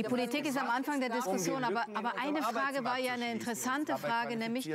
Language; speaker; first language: German; native; German